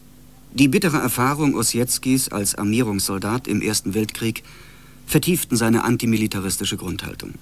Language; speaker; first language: German; native; German